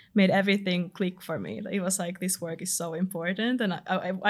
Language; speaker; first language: English; non-native, fluent; Finnish